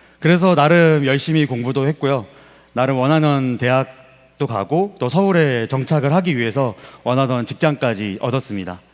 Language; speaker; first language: Korean; native; Korean